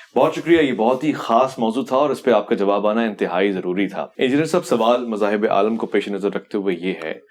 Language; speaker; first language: Urdu; native; Urdu